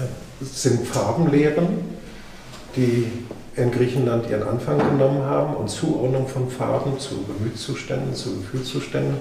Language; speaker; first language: German; native; German